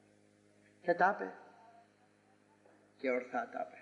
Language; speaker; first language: Greek; native; Greek